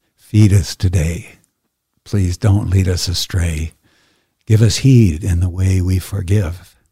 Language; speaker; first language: English; native; English